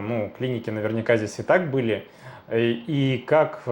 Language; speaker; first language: Russian; native; Russian